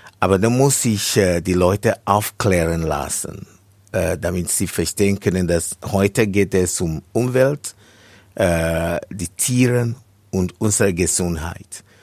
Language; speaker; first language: German; non-native, fluent; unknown